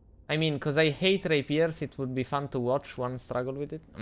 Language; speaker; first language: English; non-native, fluent; Italian